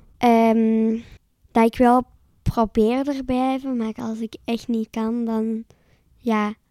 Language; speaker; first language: Dutch; native; Dutch